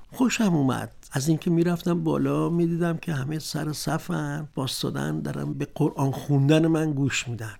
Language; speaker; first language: Persian; non-native, local second language; Azerbaijani